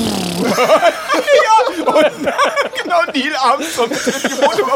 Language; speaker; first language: German; native; German